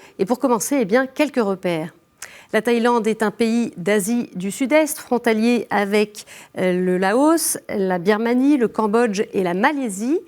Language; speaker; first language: French; native; French